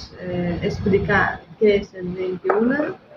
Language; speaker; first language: Catalan; non-native, local second language; Spanish